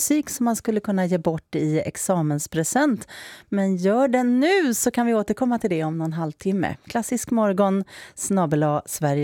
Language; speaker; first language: Swedish; native; Swedish